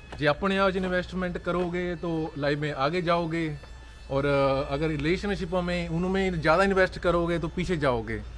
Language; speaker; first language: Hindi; non-native, local second language; Punjabi